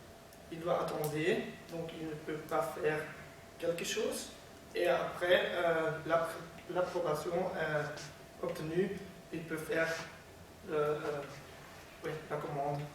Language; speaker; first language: French; non-native, learner; Dutch